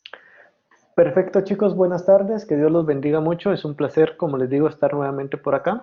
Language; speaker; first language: Spanish; native; Spanish